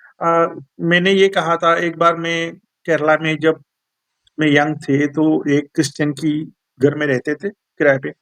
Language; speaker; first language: Hindi; non-native, local second language; Malayalam